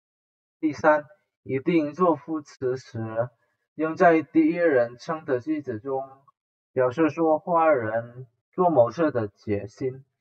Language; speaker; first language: Chinese; non-native, fluent; Indonesian